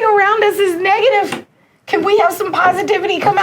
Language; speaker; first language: English; native; English